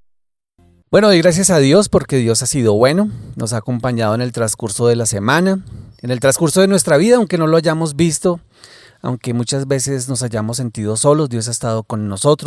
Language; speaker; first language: Spanish; native; Spanish